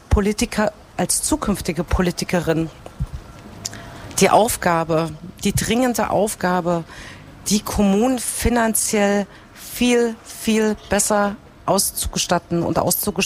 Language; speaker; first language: German; native; German